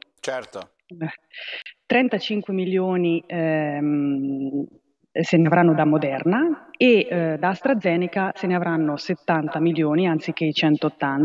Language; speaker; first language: Italian; native; Italian